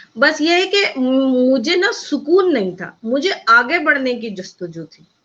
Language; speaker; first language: Urdu; native; Urdu